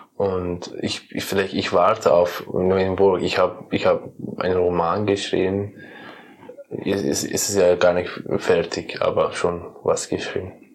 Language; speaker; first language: German; non-native, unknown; Persian